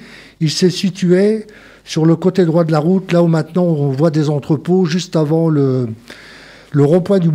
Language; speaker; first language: French; native; French